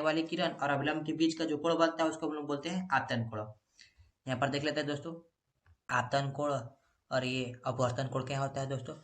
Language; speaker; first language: Hindi; native; Hindi